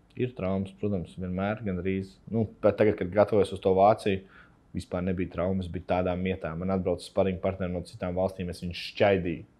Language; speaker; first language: Latvian; native; Latvian